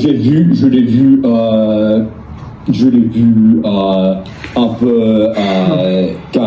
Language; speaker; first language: French; non-native, learner; English